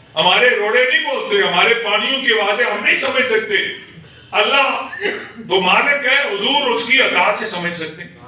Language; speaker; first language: Urdu; non-native, local second language; Punjabi